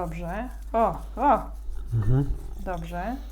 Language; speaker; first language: Polish; non-native, learner; English